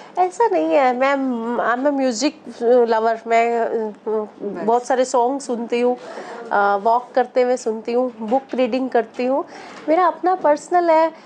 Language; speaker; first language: Hindi; non-native, local second language; Punjabi